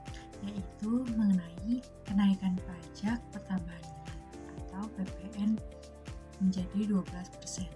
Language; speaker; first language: Indonesian; native; Indonesian